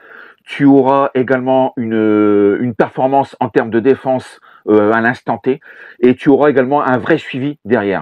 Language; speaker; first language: French; native; French